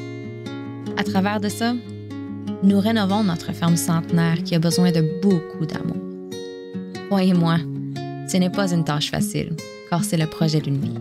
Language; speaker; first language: French; native; French